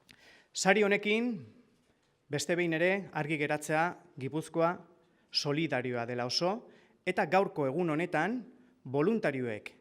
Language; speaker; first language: Basque; native; Basque